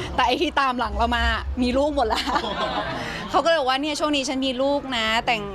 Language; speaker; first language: Thai; native; Thai